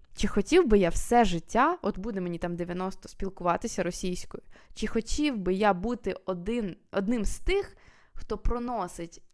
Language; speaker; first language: Ukrainian; native; Ukrainian